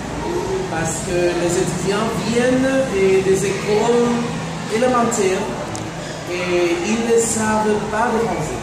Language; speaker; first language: French; non-native, learner; Spanish